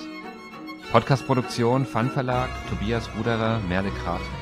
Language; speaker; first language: German; native; German